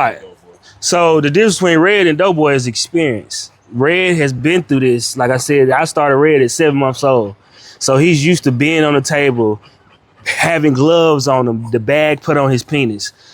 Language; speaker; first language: English; native; English